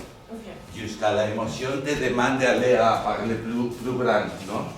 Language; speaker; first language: French; non-native, fluent; Spanish